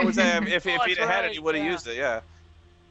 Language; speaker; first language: English; native; English